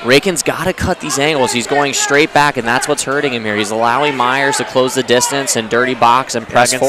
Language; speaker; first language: English; native; English